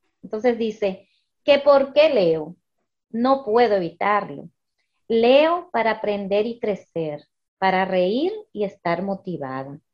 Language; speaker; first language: Spanish; early bilingual, heritage; Spanish